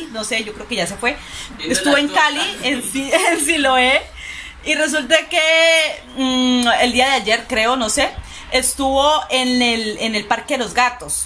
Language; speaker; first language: Spanish; native; Spanish